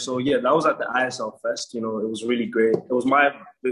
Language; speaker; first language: English; non-native, local second language; Igbo